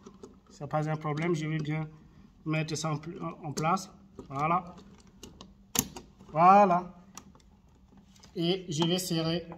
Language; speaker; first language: French; non-native, local second language; Arabic